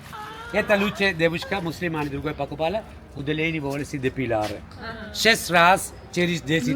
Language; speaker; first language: Russian; non-native, learner; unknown